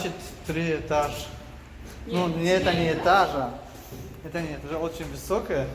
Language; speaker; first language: Russian; non-native, local second language; Tajik